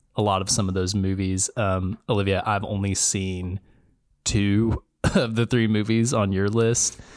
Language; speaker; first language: English; native; English